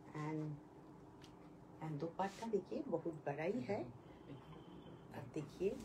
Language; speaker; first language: Hindi; non-native, local second language; Bangla